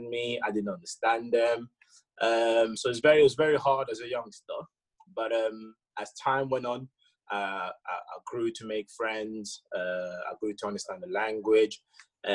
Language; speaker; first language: English; early bilingual, other home language; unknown